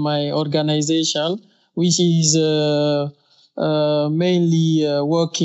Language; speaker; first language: English; non-native, fluent; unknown